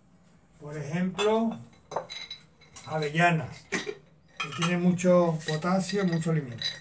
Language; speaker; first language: Spanish; native; Spanish